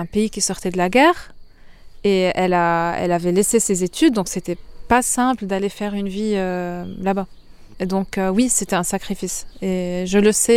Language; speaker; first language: French; non-native, local second language; Arabic